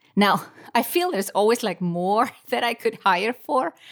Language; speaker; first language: English; non-native, fluent; Icelandic